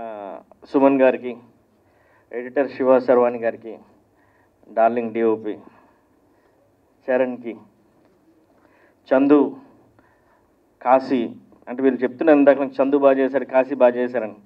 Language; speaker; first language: Telugu; native; Telugu